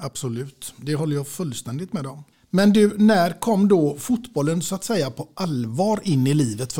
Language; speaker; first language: Swedish; native; Swedish